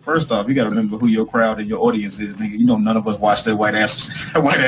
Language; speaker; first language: English; native; English